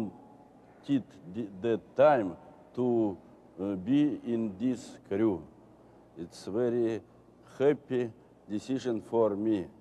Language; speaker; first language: English; non-native, learner; Russian